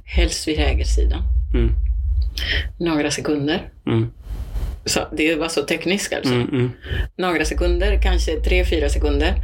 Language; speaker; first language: Swedish; non-native, fluent; Spanish